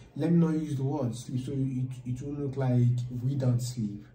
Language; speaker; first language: English; non-native, local second language; Igbo